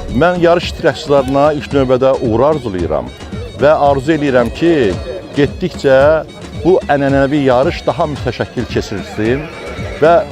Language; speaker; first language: Azerbaijani; native; Azerbaijani